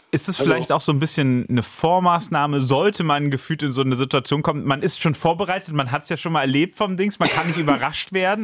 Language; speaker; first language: German; native; German